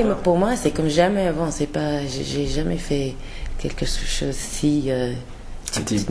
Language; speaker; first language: French; non-native, learner; English